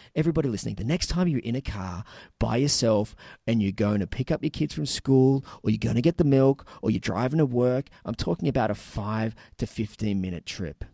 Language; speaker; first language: English; native; English